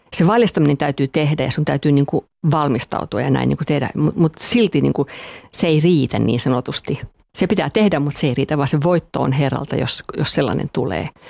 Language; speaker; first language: Finnish; non-native, local second language; Swedish